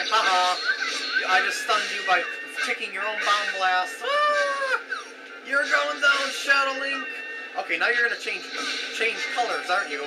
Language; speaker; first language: English; native; English